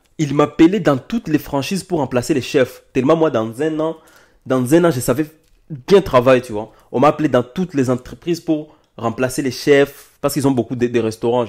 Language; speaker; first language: French; non-native, local second language; Lingala